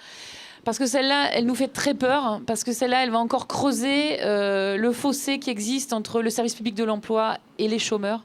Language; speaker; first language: French; native; French